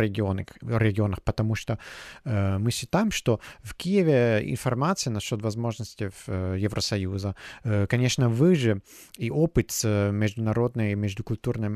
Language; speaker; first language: Russian; non-native, fluent; German